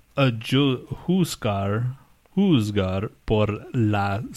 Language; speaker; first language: Spanish; non-native, learner; English